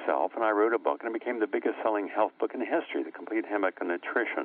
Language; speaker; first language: English; native; English